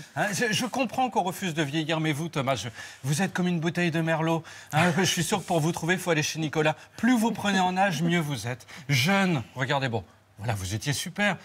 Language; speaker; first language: French; native; French